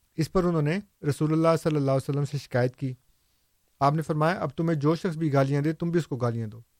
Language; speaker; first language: Urdu; non-native, local second language; Punjabi